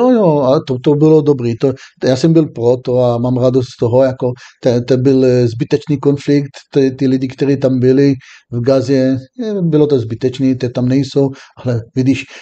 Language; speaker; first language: Czech; non-native, fluent; Hebrew